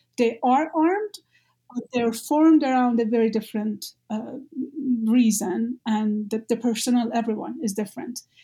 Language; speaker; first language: English; non-native, fluent; Persian